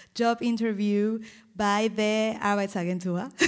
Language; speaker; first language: English; non-native, fluent; Spanish